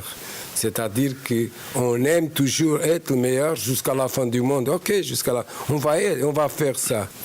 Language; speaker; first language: French; non-native, fluent; Portuguese